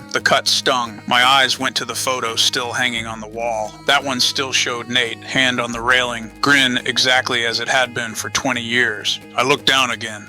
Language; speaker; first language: English; native; English